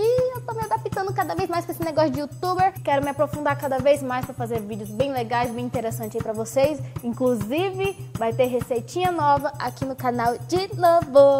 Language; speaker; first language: Portuguese; native; Portuguese